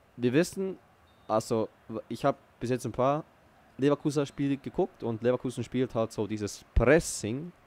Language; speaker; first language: German; early bilingual, other home language; Portuguese